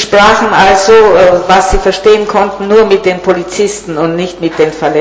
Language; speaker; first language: German; non-native, fluent; Italian